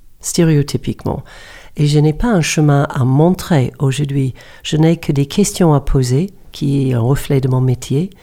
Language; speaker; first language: French; non-native, fluent; English